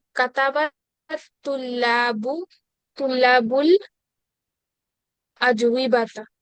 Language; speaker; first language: Arabic; non-native, learner; Bangla